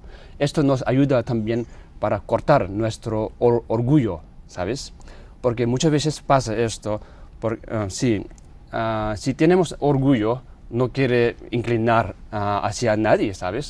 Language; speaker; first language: Spanish; non-native, learner; Tibetan